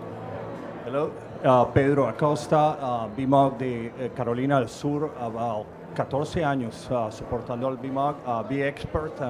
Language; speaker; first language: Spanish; early bilingual, heritage; Spanish